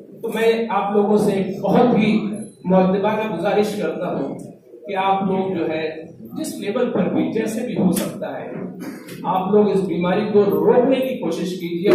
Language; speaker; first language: Urdu; native; Urdu